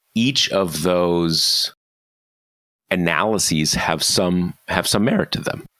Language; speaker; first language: English; native; English